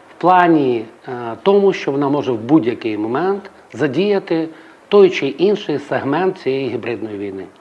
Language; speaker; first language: Ukrainian; native; Ukrainian